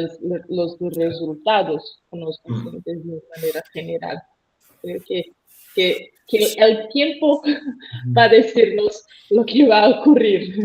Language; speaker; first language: Spanish; non-native, learner; Portuguese